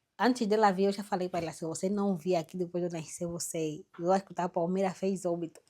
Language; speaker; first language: Portuguese; native; Portuguese